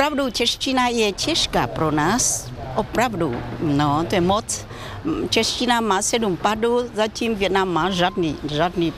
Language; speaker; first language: Czech; non-native, fluent; Vietnamese